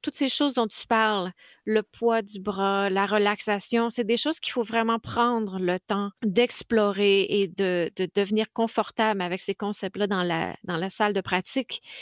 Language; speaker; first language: French; native; French